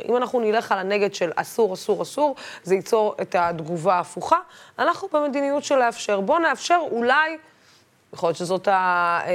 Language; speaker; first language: Hebrew; non-native, local second language; Arabic